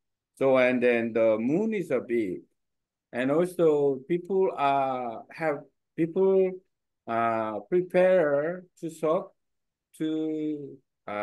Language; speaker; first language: English; non-native, learner; Korean